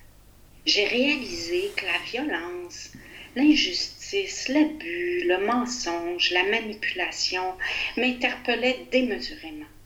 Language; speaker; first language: French; native; French